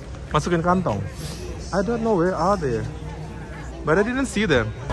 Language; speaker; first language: English; non-native, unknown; Indonesian